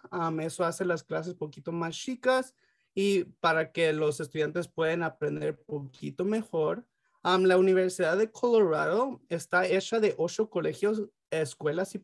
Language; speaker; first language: Spanish; early bilingual, heritage; Spanish